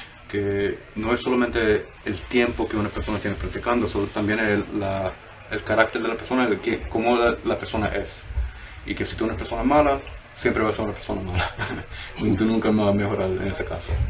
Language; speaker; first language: Spanish; early bilingual, heritage; Spanish